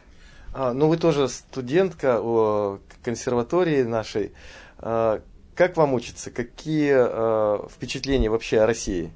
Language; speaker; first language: Russian; native; Russian